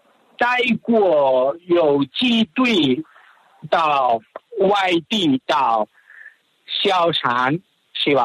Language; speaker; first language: Chinese; non-native, learner; Spanish